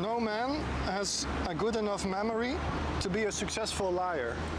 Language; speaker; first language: English; non-native, fluent; Dutch